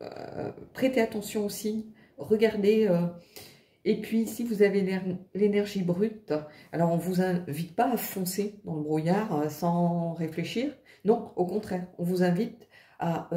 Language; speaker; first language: French; native; French